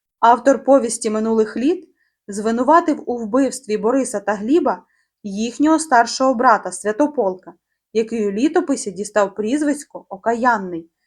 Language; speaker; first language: Ukrainian; native; Ukrainian